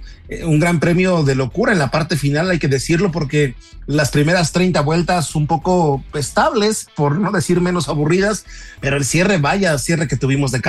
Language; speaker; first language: Spanish; native; Spanish